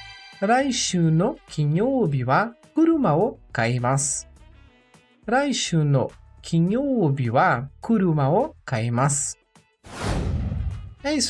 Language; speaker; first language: Japanese; non-native, learner; Portuguese